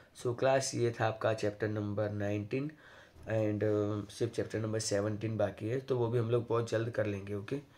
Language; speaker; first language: Hindi; non-native, local second language; Gujarati